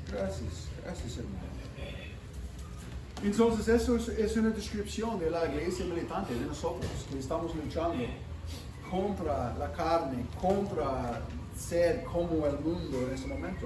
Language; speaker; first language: Spanish; non-native, fluent; English